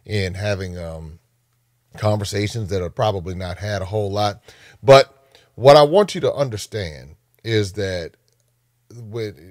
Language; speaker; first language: English; native; English